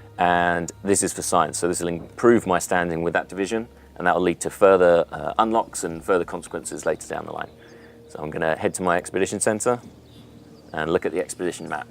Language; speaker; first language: English; native; English